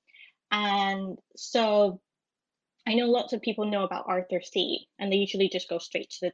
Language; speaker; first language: English; native; English